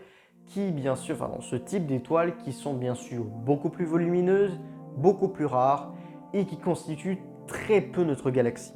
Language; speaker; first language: French; native; French